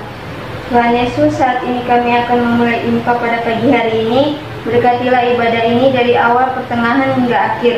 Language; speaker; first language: Indonesian; native; Indonesian